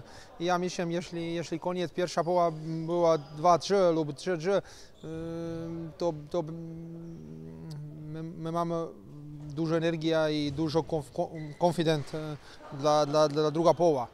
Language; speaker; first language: Polish; non-native, learner; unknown